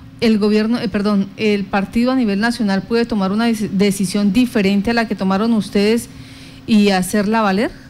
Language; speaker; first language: Spanish; native; Spanish